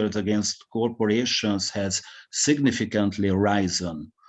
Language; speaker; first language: English; non-native, fluent; Hungarian